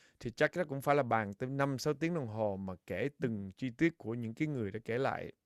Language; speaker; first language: Vietnamese; early bilingual, heritage; Vietnamese